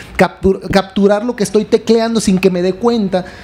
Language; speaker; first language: Spanish; native; Spanish